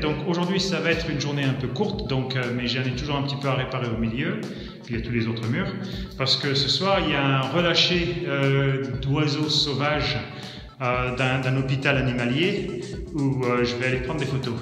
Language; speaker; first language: French; native; French